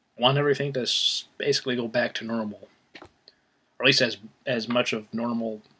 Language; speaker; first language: English; native; English